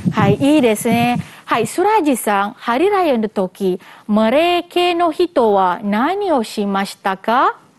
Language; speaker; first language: Japanese; non-native, fluent; Malay